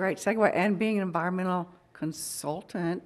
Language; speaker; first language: English; native; English